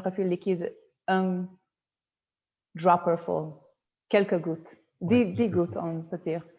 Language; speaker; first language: French; non-native, fluent; Polish